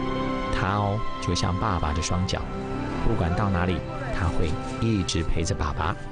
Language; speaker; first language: Chinese; native; Chinese